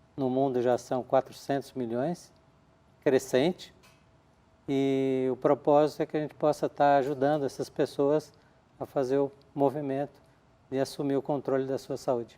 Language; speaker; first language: Portuguese; native; Portuguese